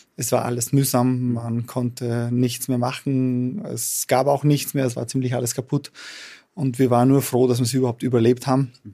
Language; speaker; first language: German; non-native, fluent; Albanian